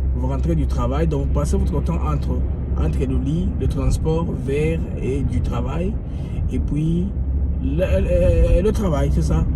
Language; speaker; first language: French; non-native, local second language; Lingala